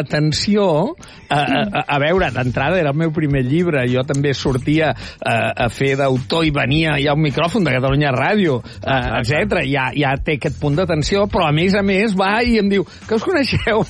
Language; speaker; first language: Catalan; native; Catalan